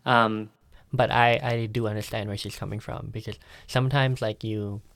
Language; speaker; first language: English; early bilingual, other home language; Thai